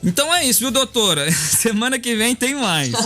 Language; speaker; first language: Portuguese; native; Portuguese